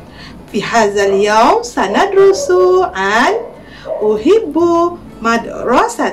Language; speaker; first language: Arabic; non-native, fluent; Malay